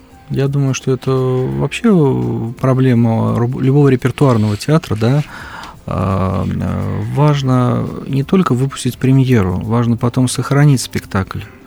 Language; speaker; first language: Russian; native; Russian